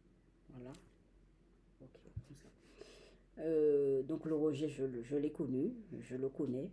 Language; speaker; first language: French; native; French